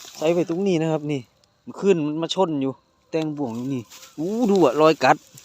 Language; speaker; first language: Thai; native; Thai